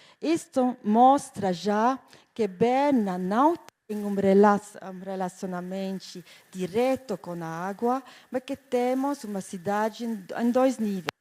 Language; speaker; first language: Portuguese; non-native, fluent; German